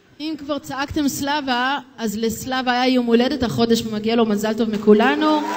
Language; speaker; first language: Hebrew; native; Hebrew